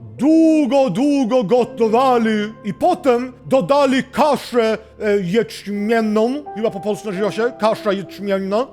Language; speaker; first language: Polish; non-native, learner; Swedish